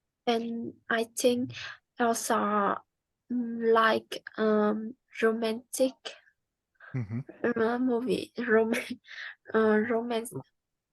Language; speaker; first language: English; non-native, learner; Vietnamese